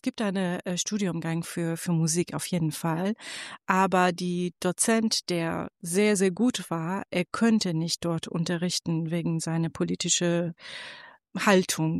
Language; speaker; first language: German; non-native, fluent; Persian